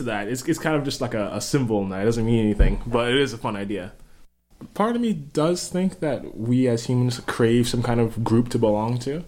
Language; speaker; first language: English; native; English